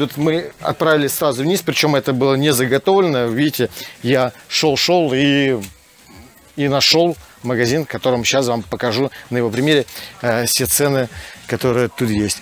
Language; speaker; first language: Russian; native; Russian